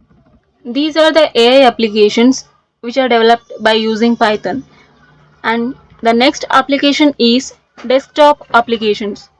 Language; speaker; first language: English; non-native, local second language; Telugu